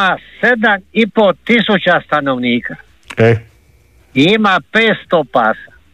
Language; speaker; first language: Serbian; native; Serbian